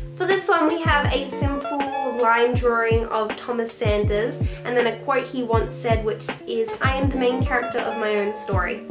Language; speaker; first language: English; native; English